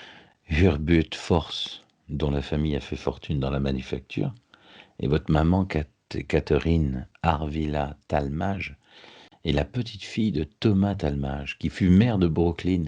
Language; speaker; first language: French; native; French